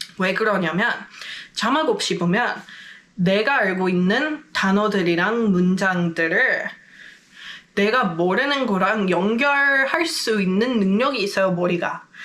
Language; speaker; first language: Korean; non-native, fluent; English